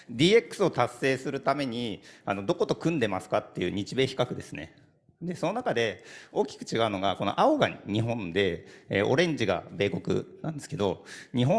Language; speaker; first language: Japanese; native; Japanese